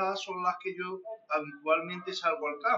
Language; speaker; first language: Spanish; native; Spanish